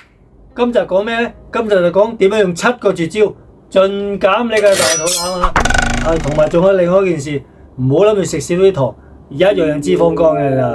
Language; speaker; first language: Cantonese; native; Cantonese